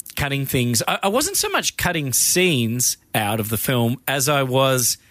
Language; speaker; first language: English; native; English